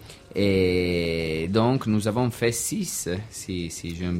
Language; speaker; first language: French; non-native, learner; Italian